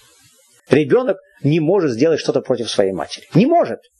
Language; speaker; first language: Russian; native; Russian